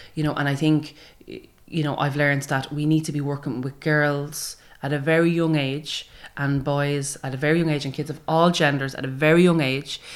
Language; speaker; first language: English; native; English